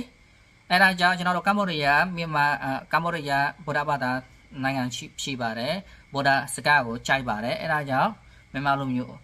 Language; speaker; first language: Burmese; non-native, learner; Khmer